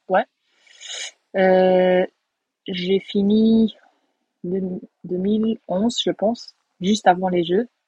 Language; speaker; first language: French; non-native, fluent; Portuguese